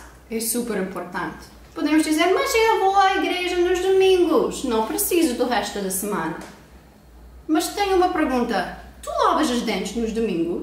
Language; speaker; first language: Portuguese; non-native, fluent; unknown